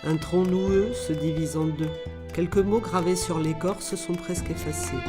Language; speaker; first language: French; native; French